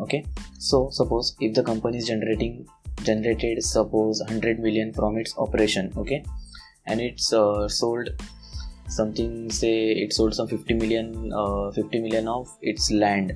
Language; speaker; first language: English; non-native, local second language; Marathi